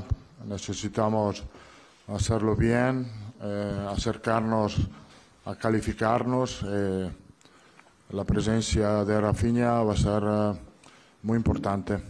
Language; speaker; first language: Spanish; non-native, fluent; Italian